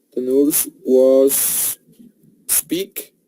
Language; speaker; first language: English; non-native, learner; Spanish